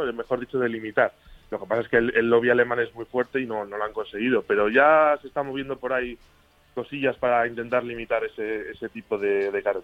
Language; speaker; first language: Spanish; native; Spanish